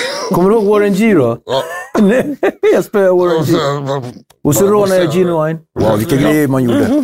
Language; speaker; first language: Swedish; native; Swedish